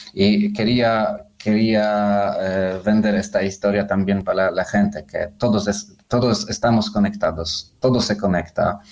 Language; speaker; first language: Spanish; non-native, learner; Polish